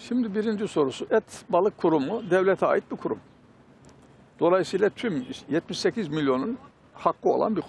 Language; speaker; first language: Turkish; native; Turkish